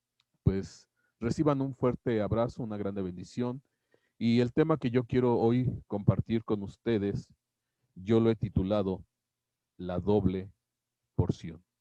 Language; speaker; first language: Spanish; native; Spanish